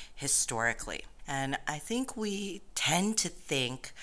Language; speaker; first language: English; native; English